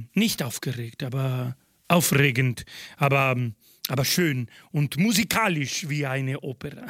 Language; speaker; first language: German; non-native, fluent; Spanish